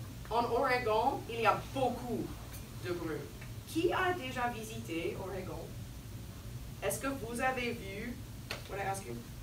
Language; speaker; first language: French; non-native, fluent; English